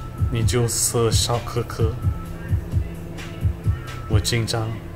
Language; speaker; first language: Chinese; non-native, learner; English